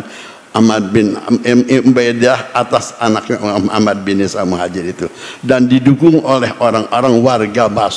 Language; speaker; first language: Indonesian; native; Indonesian